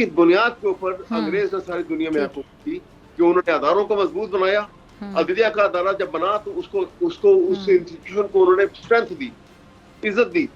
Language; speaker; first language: Urdu; native; Urdu